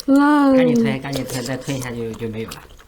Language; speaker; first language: Chinese; native; Chinese